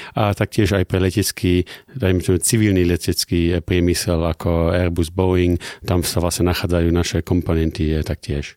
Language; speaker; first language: Slovak; early bilingual, heritage; German